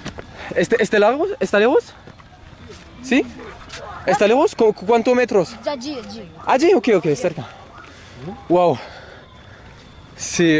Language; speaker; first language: Spanish; non-native, learner; French